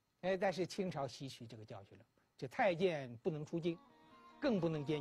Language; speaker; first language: Chinese; native; Chinese